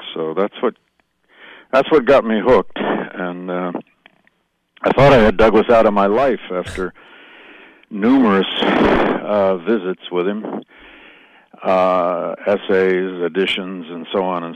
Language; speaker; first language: English; native; English